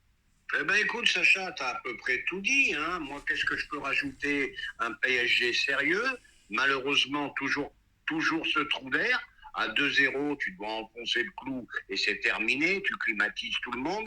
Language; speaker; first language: French; native; French